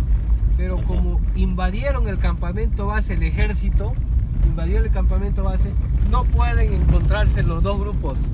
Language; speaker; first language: Spanish; native; Spanish